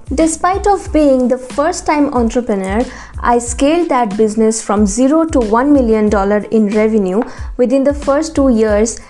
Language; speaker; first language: English; non-native, local second language; Bangla